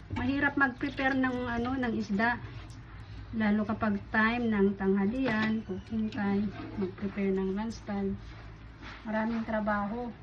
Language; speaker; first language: Filipino; native; Filipino